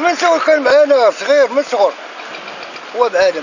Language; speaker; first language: Arabic; native; Arabic